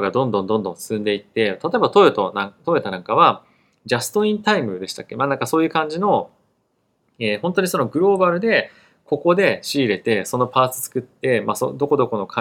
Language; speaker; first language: Japanese; native; Japanese